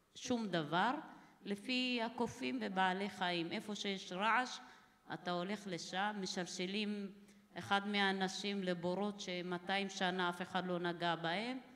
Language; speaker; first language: Hebrew; early bilingual, other home language; Amharic